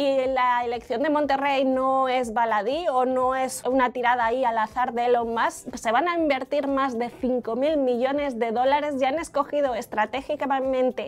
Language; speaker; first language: Spanish; native; Spanish